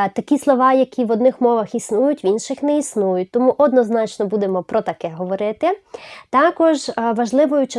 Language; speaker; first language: Ukrainian; non-native, local second language; Hungarian